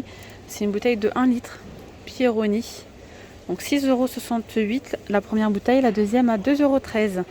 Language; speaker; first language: French; native; French